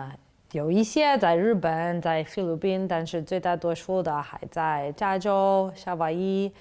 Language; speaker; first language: Chinese; non-native, fluent; English